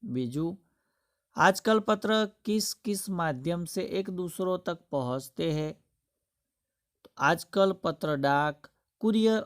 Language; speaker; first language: Hindi; non-native, local second language; Gujarati